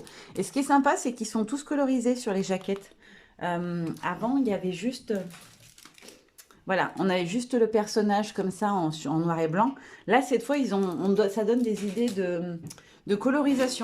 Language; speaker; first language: French; native; French